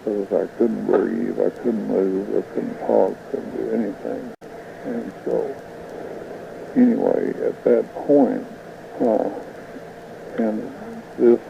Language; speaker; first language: English; native; English